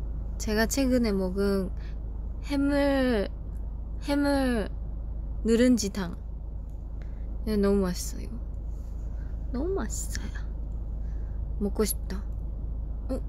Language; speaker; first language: Korean; non-native, fluent; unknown